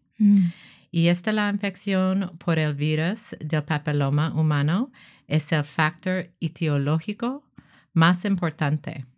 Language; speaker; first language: Spanish; non-native, learner; English